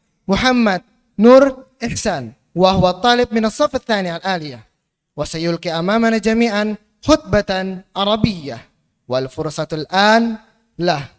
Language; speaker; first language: Arabic; non-native, fluent; Indonesian